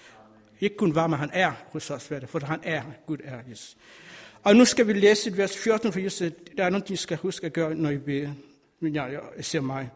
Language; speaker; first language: Danish; non-native, learner; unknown